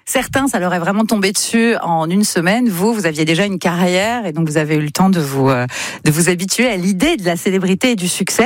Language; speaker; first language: French; native; French